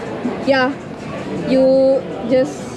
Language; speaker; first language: English; non-native, learner; Indonesian